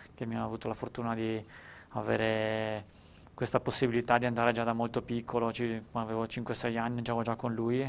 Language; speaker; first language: Italian; native; Italian